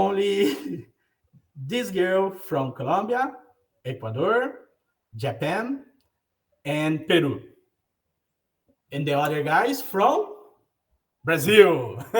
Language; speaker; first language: English; non-native, learner; Portuguese